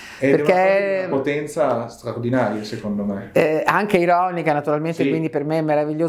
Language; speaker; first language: Italian; native; Italian